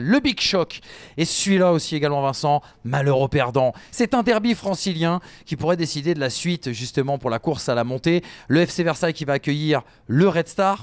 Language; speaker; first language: French; native; French